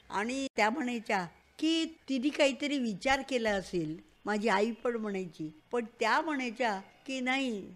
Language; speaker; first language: Marathi; native; Marathi